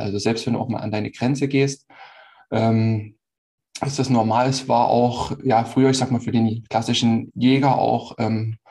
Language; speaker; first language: German; native; German